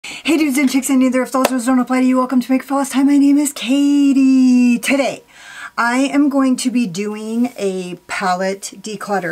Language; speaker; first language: English; native; English